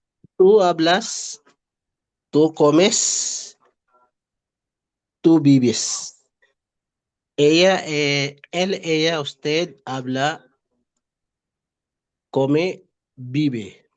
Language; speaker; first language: Spanish; non-native, learner; Filipino